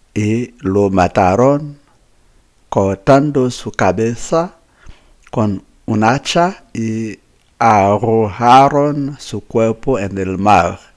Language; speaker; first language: Spanish; non-native, fluent; Haitian Creole